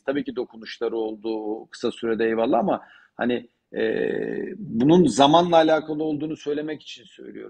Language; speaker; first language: Turkish; native; Turkish